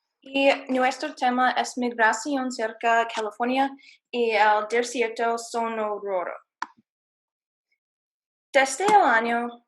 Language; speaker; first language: Spanish; non-native, learner; English